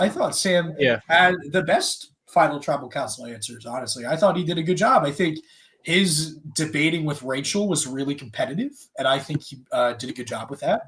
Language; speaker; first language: English; native; English